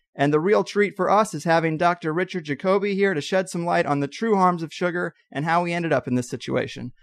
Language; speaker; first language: English; native; English